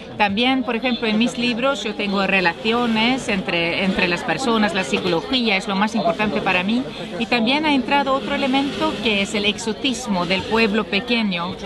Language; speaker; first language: Spanish; non-native, fluent; Swedish